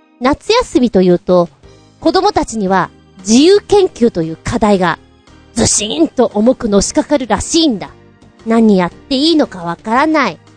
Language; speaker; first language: Japanese; native; Japanese